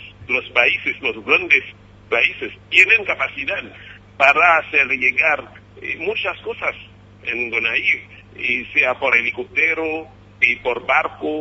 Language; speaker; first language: Spanish; non-native, fluent; Haitian Creole